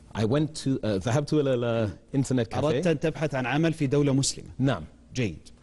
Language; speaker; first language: Arabic; non-native, fluent; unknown